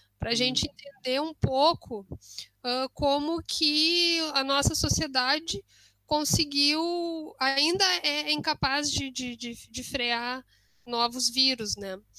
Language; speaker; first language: Portuguese; native; Portuguese